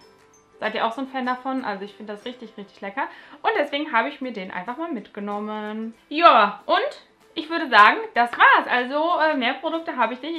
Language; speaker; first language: German; native; German